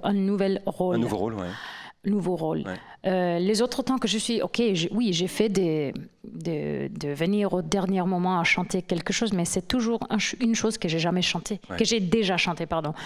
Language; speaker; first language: French; non-native, fluent; English